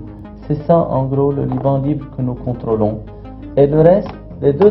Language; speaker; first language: French; non-native, local second language; Arabic